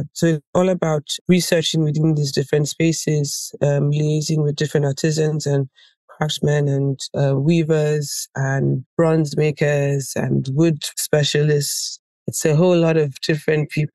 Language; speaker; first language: English; non-native, local second language; Yoruba